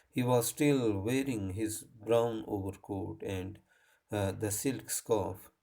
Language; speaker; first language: English; non-native, local second language; Hindi